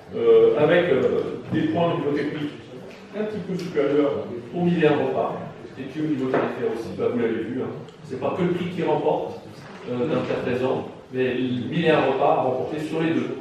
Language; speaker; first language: French; native; French